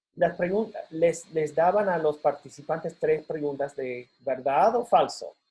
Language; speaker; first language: Spanish; non-native, fluent; English